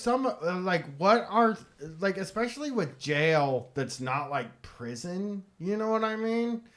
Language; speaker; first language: English; native; English